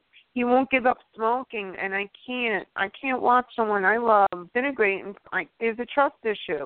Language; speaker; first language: English; native; English